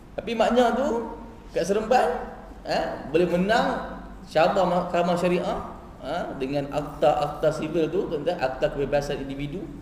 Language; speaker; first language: Malay; native; Malay